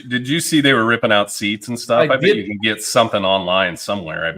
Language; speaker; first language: English; native; English